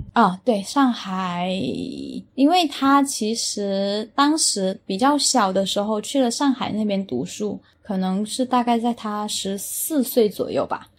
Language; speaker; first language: Chinese; non-native, local second language; Min Nan Chinese